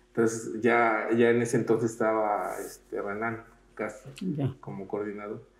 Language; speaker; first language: Spanish; native; Spanish